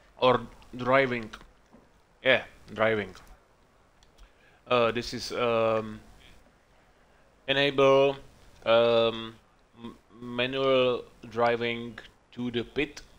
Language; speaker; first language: English; non-native, learner; Czech